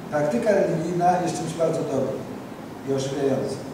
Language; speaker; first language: Polish; native; Polish